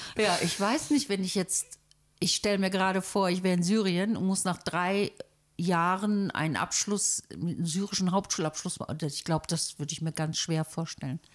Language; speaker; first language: German; native; German